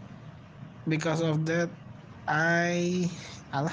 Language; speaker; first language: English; non-native, learner; Indonesian